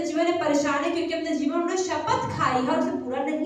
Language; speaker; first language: Hindi; native; Hindi